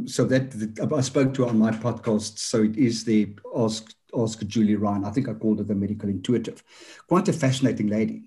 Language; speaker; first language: English; non-native, local second language; Afrikaans